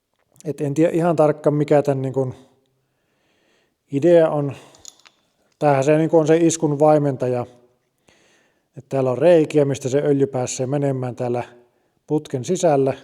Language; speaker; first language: Finnish; native; Finnish